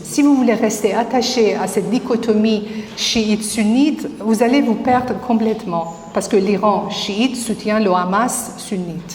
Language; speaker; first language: French; non-native, fluent; Persian